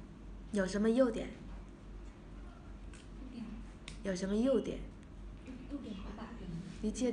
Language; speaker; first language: Chinese; non-native, fluent; Vietnamese